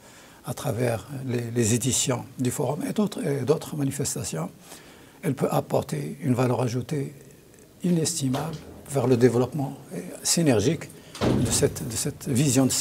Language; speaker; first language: French; non-native, local second language; Arabic